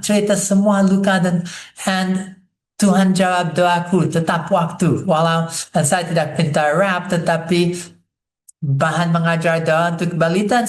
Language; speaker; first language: Indonesian; non-native, fluent; English